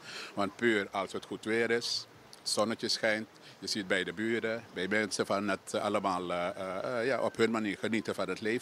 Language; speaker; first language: Dutch; native; Dutch